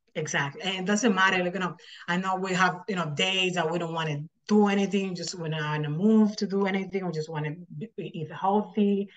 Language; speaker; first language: English; non-native, fluent; Spanish